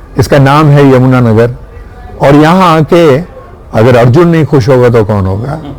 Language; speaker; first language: Hindi; native; Hindi